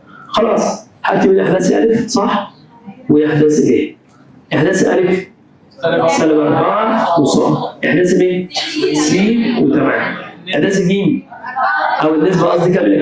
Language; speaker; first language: Arabic; native; Arabic